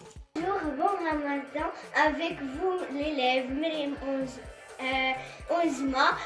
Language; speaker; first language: French; non-native, learner; Arabic